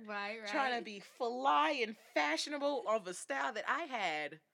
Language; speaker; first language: English; native; English